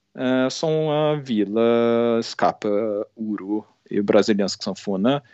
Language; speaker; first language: Norwegian; non-native, fluent; Portuguese